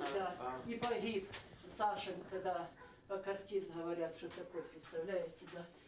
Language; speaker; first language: Russian; native; Russian